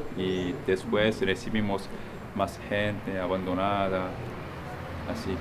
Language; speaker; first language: Spanish; non-native, fluent; Korean